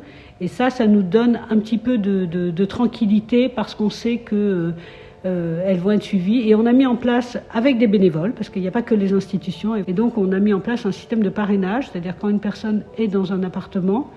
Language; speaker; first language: French; native; French